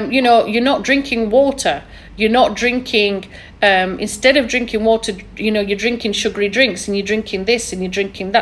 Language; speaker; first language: English; native; English